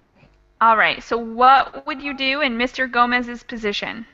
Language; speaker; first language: English; native; English